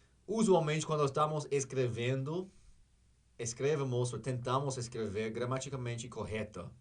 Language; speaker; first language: Portuguese; non-native, learner; English